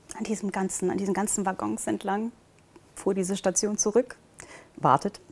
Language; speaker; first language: German; early bilingual, heritage; German